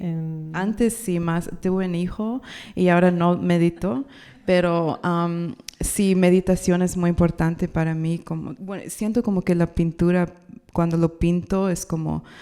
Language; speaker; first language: Spanish; non-native, learner; English